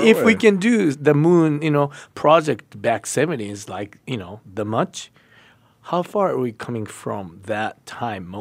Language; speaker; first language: English; non-native, learner; Japanese